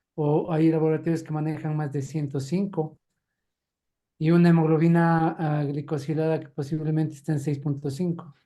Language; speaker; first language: Spanish; native; Spanish